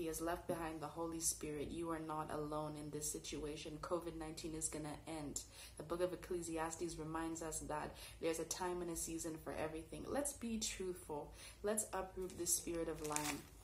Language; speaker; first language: English; native; English